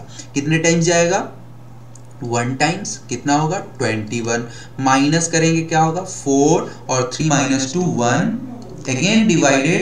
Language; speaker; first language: Hindi; native; Hindi